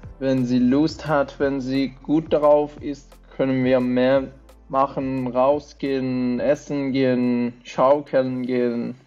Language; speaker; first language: German; non-native, fluent; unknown